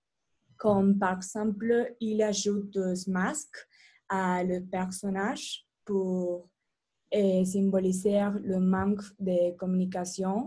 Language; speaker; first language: French; non-native, learner; Spanish